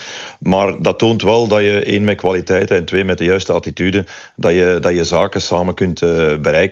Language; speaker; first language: Dutch; native; Dutch